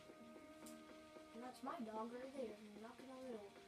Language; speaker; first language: English; native; English